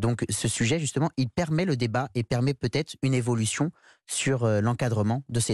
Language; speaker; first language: French; native; French